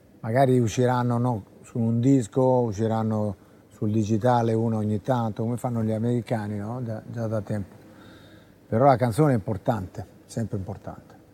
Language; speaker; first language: Italian; native; Italian